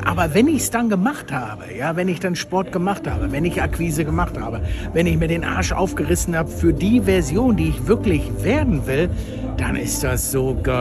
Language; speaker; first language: German; native; German